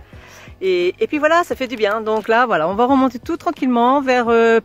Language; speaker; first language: French; native; French